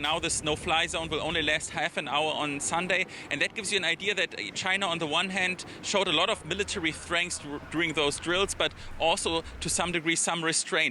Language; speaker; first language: English; non-native, fluent; German